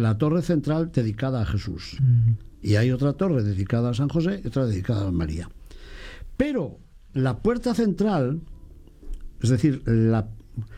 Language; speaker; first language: Spanish; native; Spanish